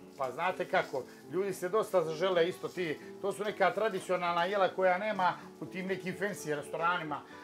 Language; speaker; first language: Serbian; native; Serbian